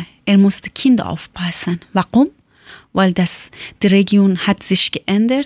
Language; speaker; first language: German; non-native, learner; Persian